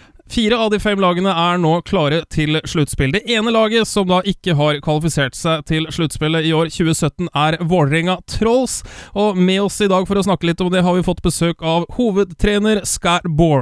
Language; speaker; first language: Norwegian; native; Norwegian